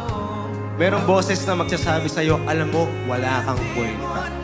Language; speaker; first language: Filipino; native; Filipino